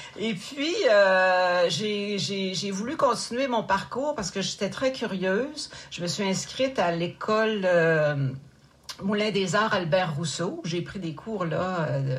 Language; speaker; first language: French; native; French